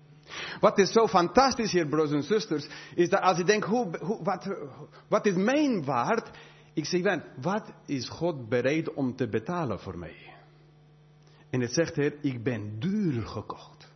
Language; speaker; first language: Dutch; non-native, fluent; English